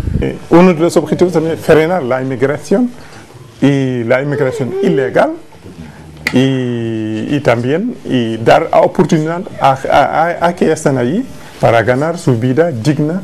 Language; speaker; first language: Spanish; non-native, fluent; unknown